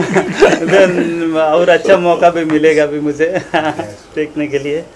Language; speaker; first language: Hindi; non-native, local second language; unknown